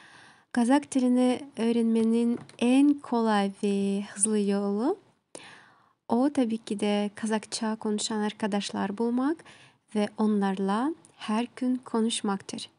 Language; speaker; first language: Turkish; non-native, learner; Kazakh